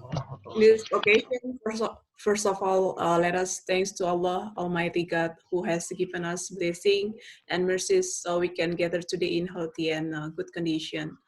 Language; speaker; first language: English; non-native, fluent; Indonesian